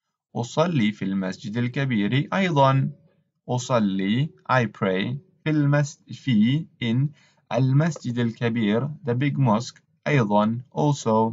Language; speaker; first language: Arabic; non-native, learner; English